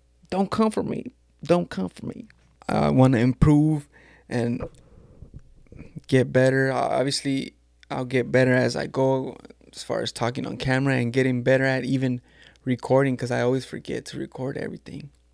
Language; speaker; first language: English; early bilingual, other home language; Spanish